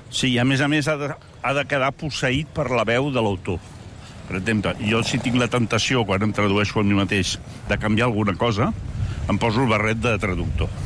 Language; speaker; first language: Catalan; non-native, local second language; Spanish